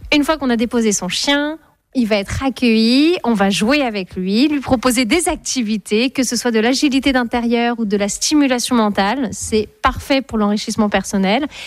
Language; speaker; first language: French; native; French